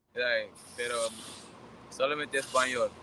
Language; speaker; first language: Spanish; non-native, learner; English